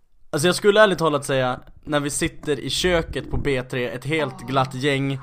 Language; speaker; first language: Swedish; native; Swedish